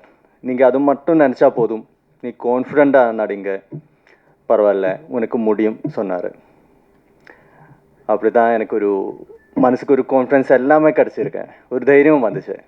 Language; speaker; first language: Tamil; non-native, learner; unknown